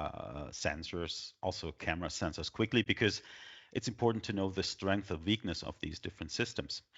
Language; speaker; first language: English; non-native, fluent; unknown